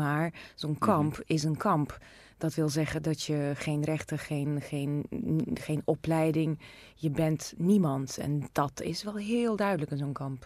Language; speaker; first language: Dutch; non-native, fluent; Russian